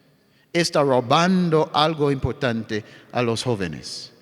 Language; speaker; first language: Spanish; non-native, fluent; English